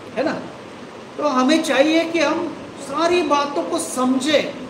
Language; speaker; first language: Hindi; non-native, local second language; Marathi